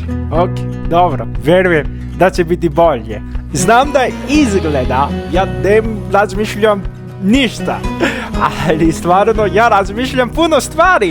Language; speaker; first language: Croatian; non-native, fluent; Korean